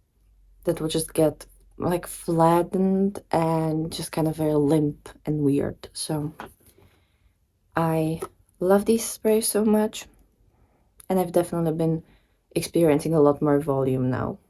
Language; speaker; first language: English; non-native, fluent; Czech